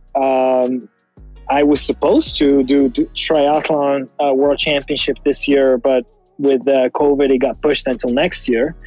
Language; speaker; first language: English; non-native, fluent; French